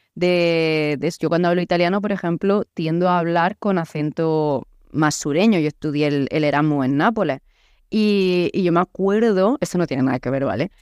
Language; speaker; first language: Spanish; native; Spanish